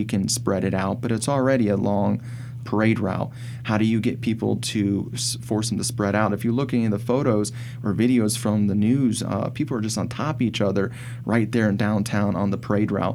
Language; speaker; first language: English; native; English